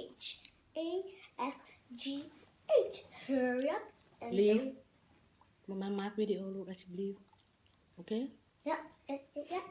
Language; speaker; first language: Dutch; non-native, learner; Thai